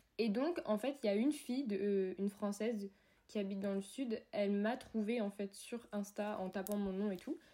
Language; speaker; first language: French; native; French